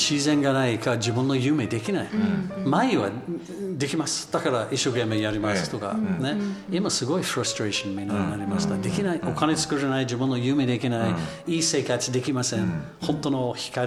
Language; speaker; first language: Japanese; non-native, learner; English